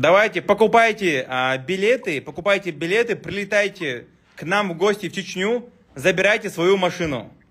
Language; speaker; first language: Russian; native; Russian